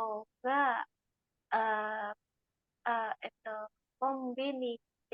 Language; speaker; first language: Japanese; non-native, learner; Indonesian